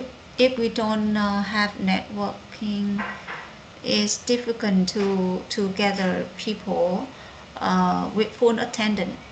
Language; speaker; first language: English; non-native, learner; Vietnamese